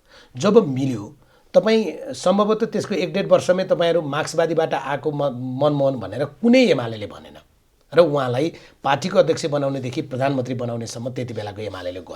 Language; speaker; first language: Nepali; native; Nepali